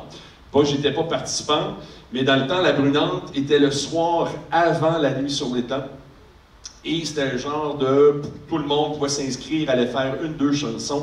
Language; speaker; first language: French; native; French